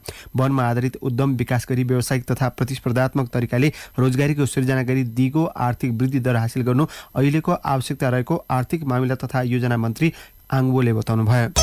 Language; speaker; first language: Nepali; native; Nepali